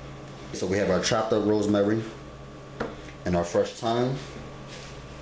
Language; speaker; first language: English; native; English